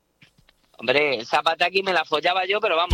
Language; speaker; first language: Spanish; native; Spanish